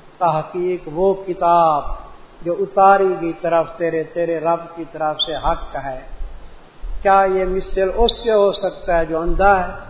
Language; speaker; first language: Urdu; non-native, local second language; Punjabi